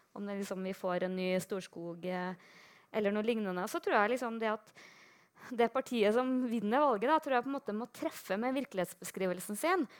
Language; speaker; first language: Norwegian; native; Norwegian